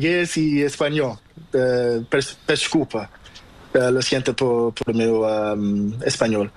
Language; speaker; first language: Spanish; non-native, learner; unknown